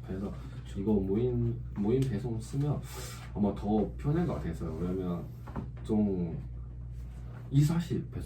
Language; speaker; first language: Korean; non-native, learner; Chinese